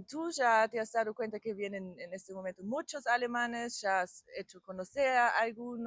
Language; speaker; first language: Spanish; non-native, learner; German